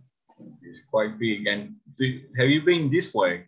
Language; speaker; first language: English; non-native, learner; Spanish